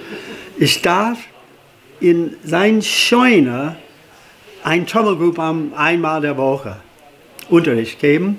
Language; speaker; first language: German; non-native, fluent; English